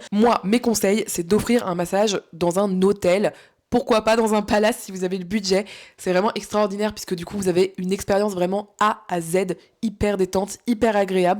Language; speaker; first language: French; native; French